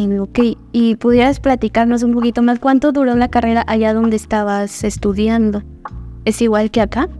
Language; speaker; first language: Spanish; native; Spanish